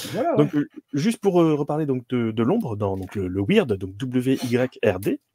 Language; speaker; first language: French; native; French